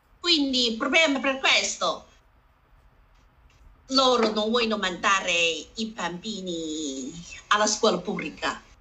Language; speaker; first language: Italian; non-native, learner; Chinese